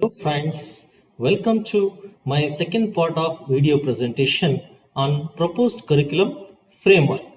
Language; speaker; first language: English; non-native, local second language; Kannada